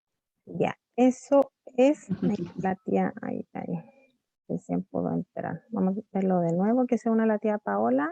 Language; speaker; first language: Spanish; native; Spanish